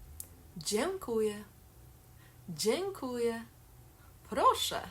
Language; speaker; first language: Polish; early bilingual, heritage; Polish